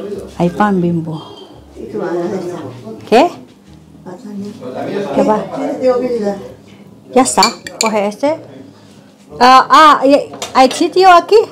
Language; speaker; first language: Spanish; non-native, learner; Indonesian